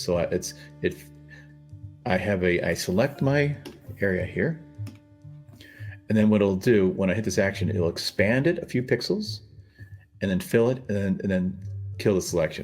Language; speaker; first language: English; native; English